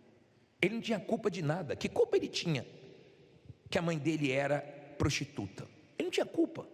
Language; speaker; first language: Portuguese; native; Portuguese